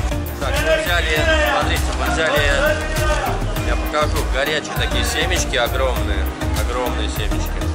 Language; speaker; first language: Russian; native; Russian